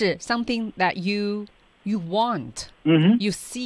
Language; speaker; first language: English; non-native, fluent; Chinese